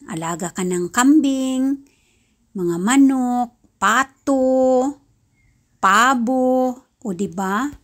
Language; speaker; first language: Filipino; non-native, local second language; Kinaray-a